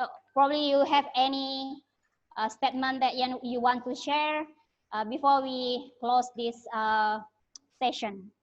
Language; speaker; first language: English; non-native, learner; Indonesian